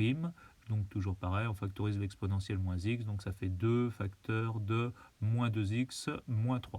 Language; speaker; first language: French; native; French